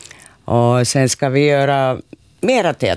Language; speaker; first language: Swedish; non-native, local second language; Finnish